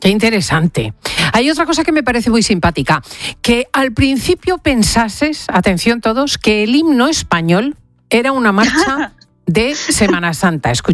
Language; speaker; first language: Spanish; native; Spanish